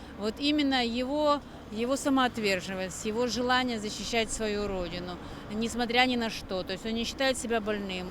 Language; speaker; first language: Russian; native; Russian